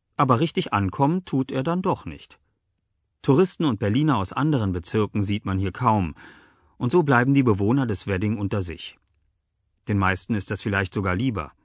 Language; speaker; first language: German; native; German